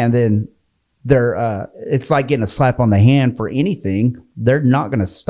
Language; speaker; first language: English; native; English